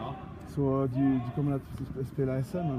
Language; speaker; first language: Swedish; non-native, fluent; French